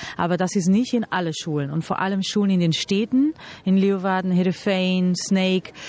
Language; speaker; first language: German; non-native, fluent; Portuguese